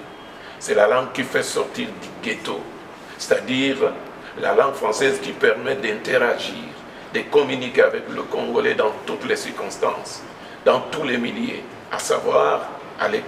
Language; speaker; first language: French; non-native, local second language; Lingala